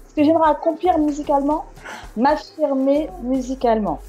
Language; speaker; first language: French; native; French